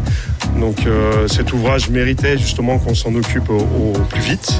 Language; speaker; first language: French; native; French